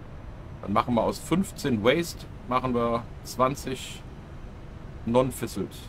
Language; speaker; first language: German; native; German